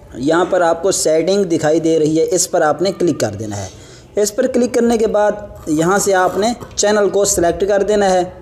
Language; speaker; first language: Urdu; non-native, local second language; Punjabi